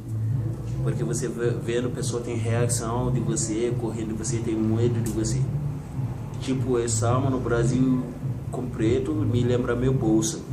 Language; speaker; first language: Portuguese; non-native, learner; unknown